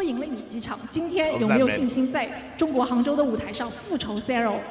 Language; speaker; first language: Chinese; native; Chinese